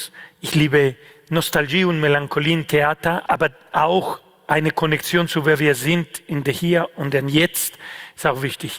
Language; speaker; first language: German; non-native, fluent; Spanish